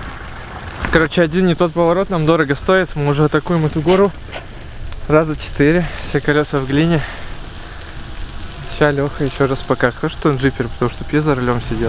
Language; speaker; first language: Russian; native; Russian